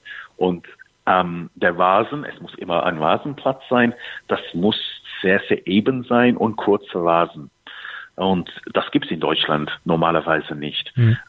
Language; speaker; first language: German; non-native, fluent; English